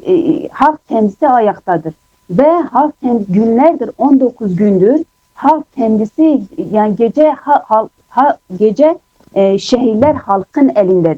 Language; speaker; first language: Turkish; non-native, fluent; Kurdish